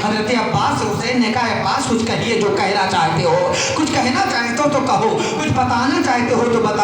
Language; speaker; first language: Urdu; native; Urdu